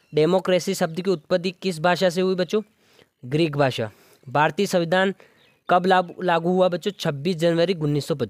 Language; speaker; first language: Hindi; native; Hindi